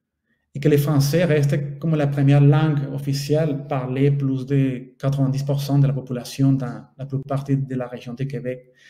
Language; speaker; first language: French; non-native, fluent; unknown